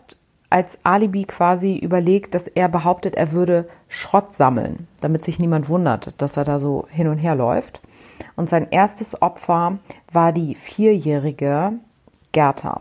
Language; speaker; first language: German; native; German